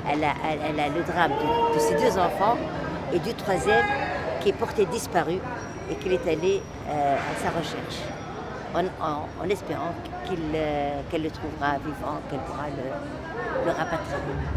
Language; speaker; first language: French; non-native, local second language; Arabic